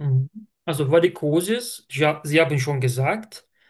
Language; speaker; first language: German; non-native, fluent; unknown